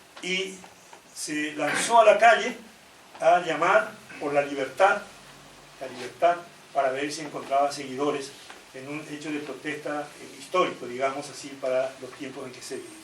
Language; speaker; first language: Spanish; native; Spanish